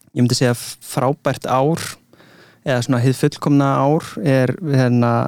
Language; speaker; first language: Icelandic; early bilingual, other home language; English